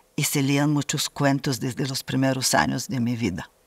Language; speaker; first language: Spanish; non-native, fluent; Bulgarian